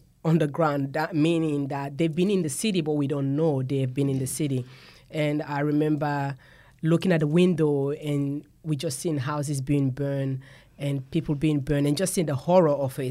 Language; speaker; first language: English; non-native, local second language; Krio